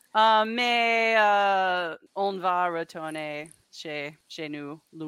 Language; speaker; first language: French; non-native, learner; English